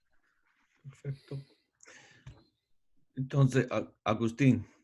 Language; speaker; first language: Spanish; non-native, learner; English